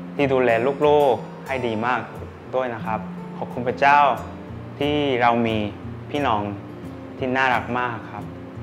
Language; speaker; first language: Thai; non-native, fluent; Korean